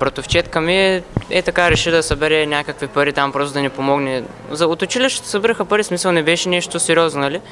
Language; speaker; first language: Bulgarian; native; Bulgarian